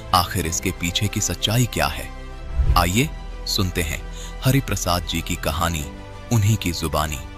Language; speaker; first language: Hindi; native; Hindi